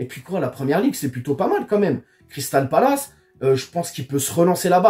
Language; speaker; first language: French; native; French